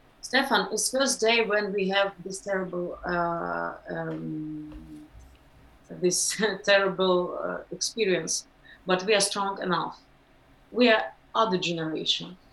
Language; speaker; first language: English; non-native, learner; Ukrainian